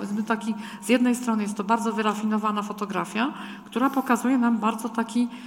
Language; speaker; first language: Polish; native; Polish